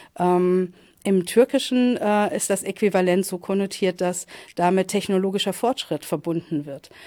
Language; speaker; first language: German; native; German